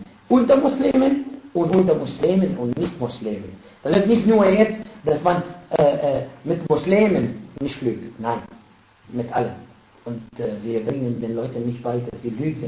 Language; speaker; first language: German; non-native, fluent; Arabic